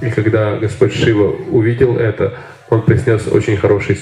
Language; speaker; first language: Russian; native; Russian